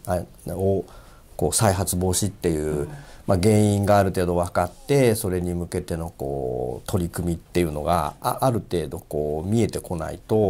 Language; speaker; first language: Japanese; native; Japanese